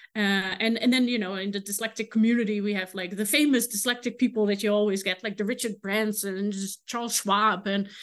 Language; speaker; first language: English; non-native, fluent; Dutch